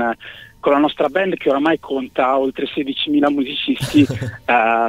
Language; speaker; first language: Italian; native; Italian